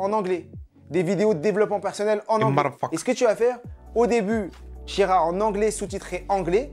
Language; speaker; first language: French; native; French